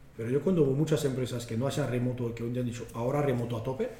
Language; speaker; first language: Spanish; non-native, fluent; French